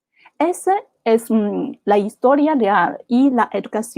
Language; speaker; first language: Spanish; non-native, fluent; Chinese